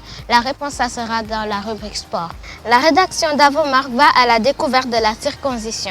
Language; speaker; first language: French; non-native, local second language; Wolof